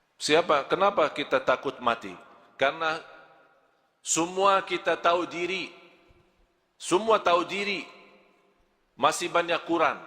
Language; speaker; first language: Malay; non-native, fluent; Arabic